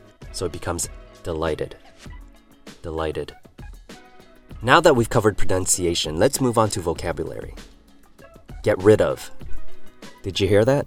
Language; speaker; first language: English; native; English